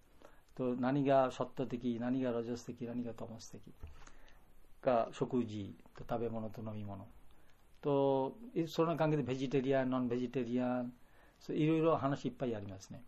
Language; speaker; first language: Japanese; non-native, fluent; Bangla